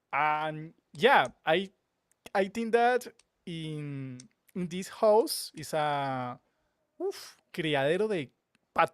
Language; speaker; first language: English; non-native, learner; Spanish